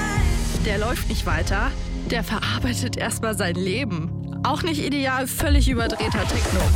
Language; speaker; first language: German; native; German